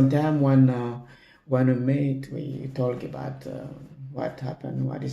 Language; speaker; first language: English; non-native, learner; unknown